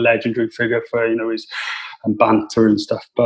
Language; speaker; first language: English; native; English